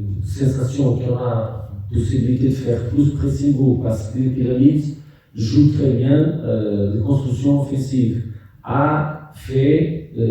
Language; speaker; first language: French; non-native, fluent; Portuguese